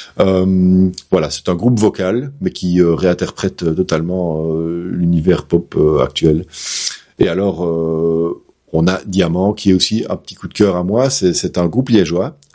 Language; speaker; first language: French; native; French